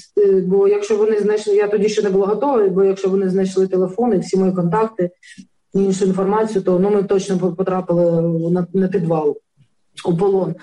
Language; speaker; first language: Ukrainian; native; Ukrainian